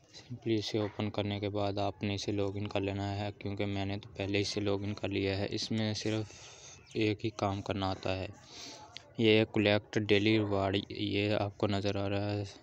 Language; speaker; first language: Urdu; non-native, local second language; Punjabi